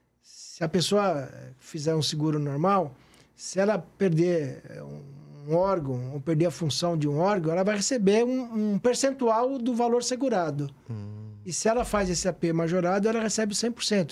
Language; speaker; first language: Portuguese; native; Portuguese